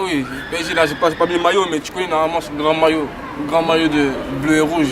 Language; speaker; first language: French; native; French